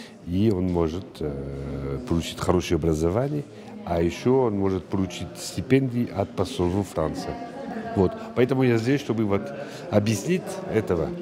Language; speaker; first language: Russian; non-native, fluent; French